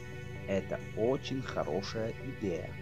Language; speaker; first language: Russian; non-native, learner; Tajik